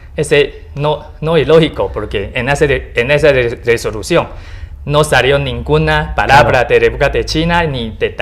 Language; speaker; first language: Spanish; non-native, learner; Chinese